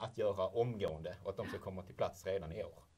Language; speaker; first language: Swedish; native; Swedish